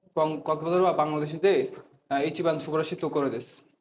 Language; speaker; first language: Japanese; non-native, learner; Bangla